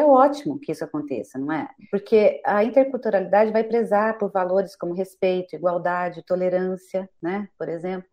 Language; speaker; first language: Portuguese; native; Portuguese